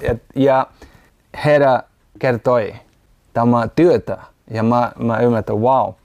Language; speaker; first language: Finnish; non-native, learner; Portuguese